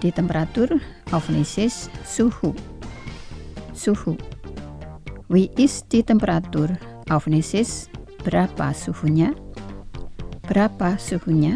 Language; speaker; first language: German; non-native, fluent; Indonesian